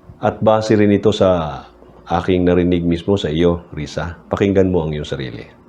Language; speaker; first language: Filipino; native; Filipino